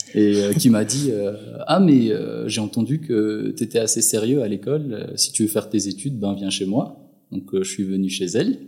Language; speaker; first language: French; non-native, local second language; Malagasy